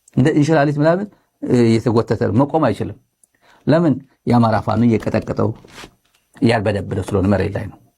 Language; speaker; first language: Amharic; non-native, local second language; Tigrinya